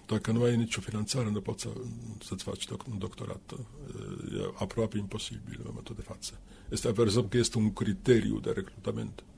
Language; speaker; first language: Romanian; non-native, fluent; Finnish